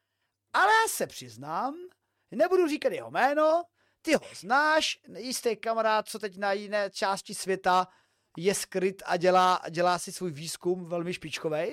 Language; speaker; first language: Czech; native; Czech